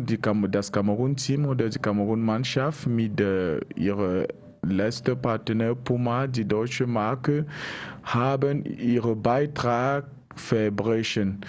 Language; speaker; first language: German; non-native, learner; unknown